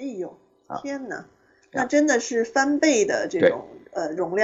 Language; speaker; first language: Chinese; native; Chinese